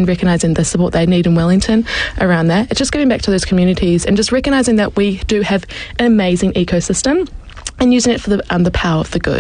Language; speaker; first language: English; native; English